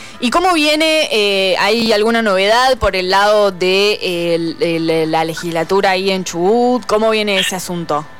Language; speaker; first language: Spanish; native; Spanish